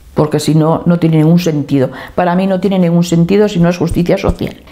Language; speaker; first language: Spanish; native; Spanish